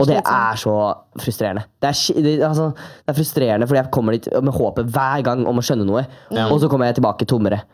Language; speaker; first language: Norwegian; native; Norwegian